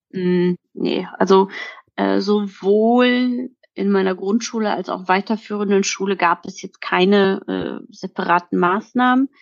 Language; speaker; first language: German; early bilingual, other home language; Polish